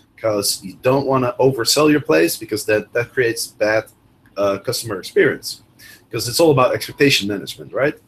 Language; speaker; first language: English; non-native, fluent; Dutch